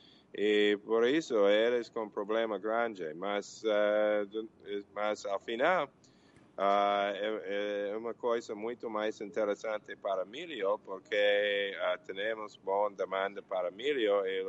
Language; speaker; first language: Portuguese; non-native, learner; English